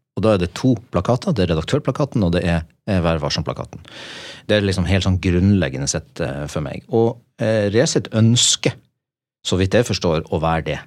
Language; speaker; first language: Norwegian; native; Norwegian